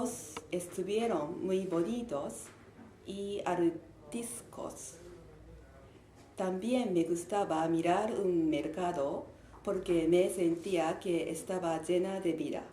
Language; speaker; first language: Spanish; non-native, learner; Japanese